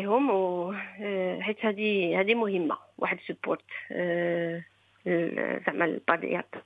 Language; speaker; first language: Arabic; early bilingual, heritage; Arabic